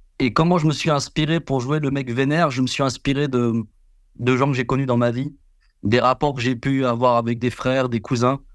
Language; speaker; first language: French; early bilingual, other home language; Vietnamese